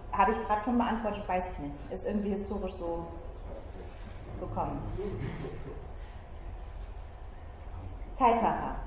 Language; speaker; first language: German; native; German